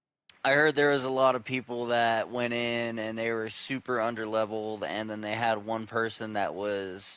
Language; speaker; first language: English; native; English